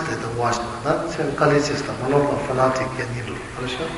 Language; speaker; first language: Russian; non-native, learner; Tibetan